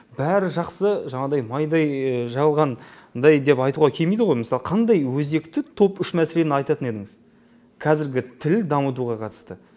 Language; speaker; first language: Kazakh; native; Kazakh